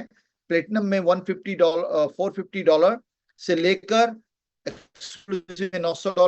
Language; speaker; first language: Hindi; native; Hindi